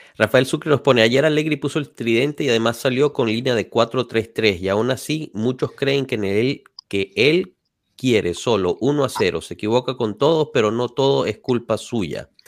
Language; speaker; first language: Spanish; native; Spanish